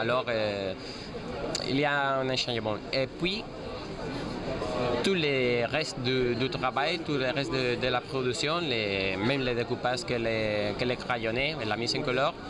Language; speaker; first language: French; non-native, fluent; Spanish